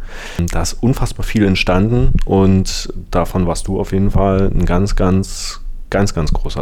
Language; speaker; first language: German; native; German